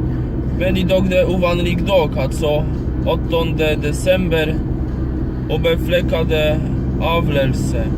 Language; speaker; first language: Swedish; non-native, learner; Polish